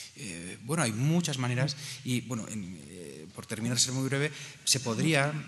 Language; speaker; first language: Spanish; native; Spanish